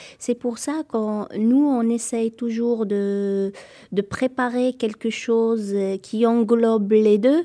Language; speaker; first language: French; non-native, local second language; Kabyle